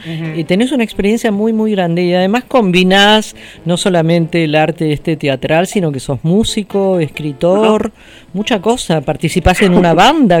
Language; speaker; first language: Spanish; native; Spanish